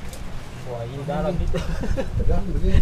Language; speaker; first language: Indonesian; native; Indonesian